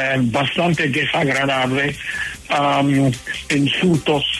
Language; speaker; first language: Spanish; non-native, fluent; English